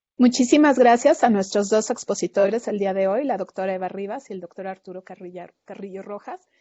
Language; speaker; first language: Spanish; native; Spanish